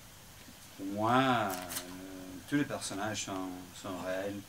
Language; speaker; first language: French; non-native, fluent; English